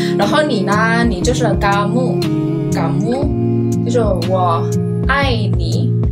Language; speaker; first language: Chinese; non-native, fluent; Indonesian